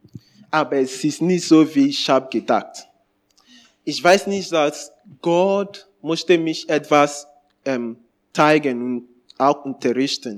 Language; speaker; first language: German; non-native, learner; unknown